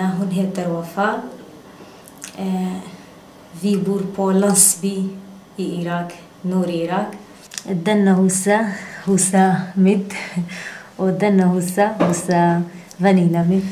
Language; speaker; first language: Norwegian; non-native, learner; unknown